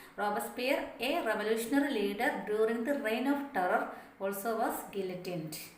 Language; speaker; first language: English; non-native, local second language; Malayalam